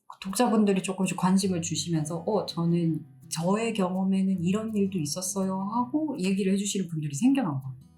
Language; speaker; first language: Korean; native; Korean